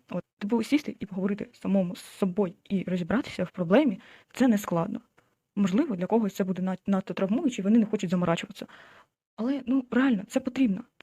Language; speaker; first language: Ukrainian; non-native, local second language; Russian